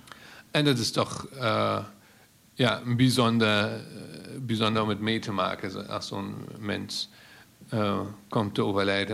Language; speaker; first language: Dutch; non-native, fluent; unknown